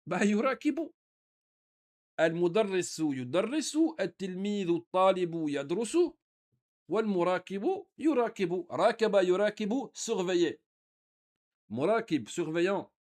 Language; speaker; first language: Arabic; non-native, fluent; French